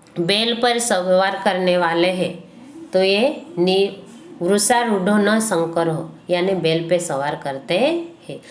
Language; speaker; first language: Hindi; non-native, local second language; Gujarati